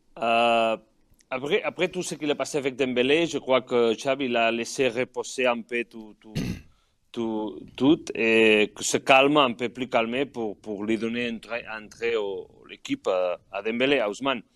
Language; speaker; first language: French; non-native, fluent; Catalan